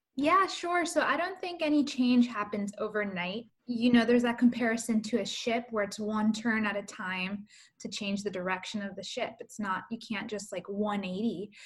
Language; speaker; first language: English; early bilingual, other home language; Spanish